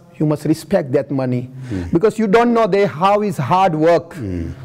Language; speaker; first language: English; non-native, local second language; Gujarati